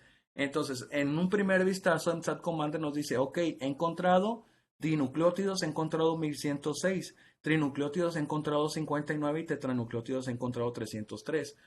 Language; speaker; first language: Spanish; native; Spanish